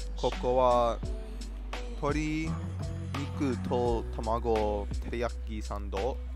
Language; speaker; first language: Japanese; non-native, learner; English